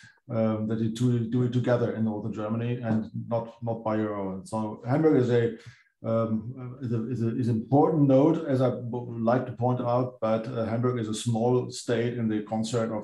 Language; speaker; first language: English; non-native, fluent; German